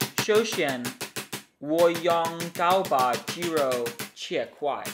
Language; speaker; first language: Chinese; non-native, learner; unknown